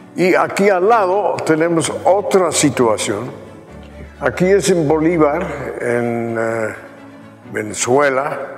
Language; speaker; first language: Spanish; non-native, fluent; Dutch